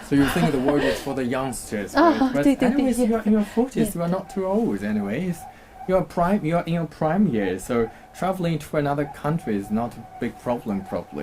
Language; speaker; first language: English; non-native, fluent; Chinese